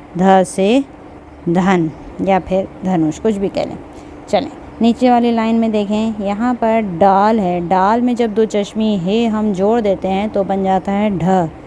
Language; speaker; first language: Hindi; native; Hindi